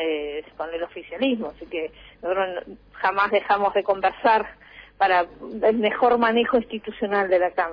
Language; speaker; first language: Spanish; native; Spanish